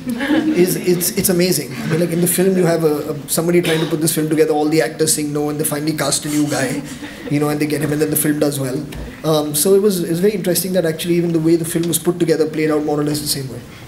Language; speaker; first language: English; non-native, local second language; Hindi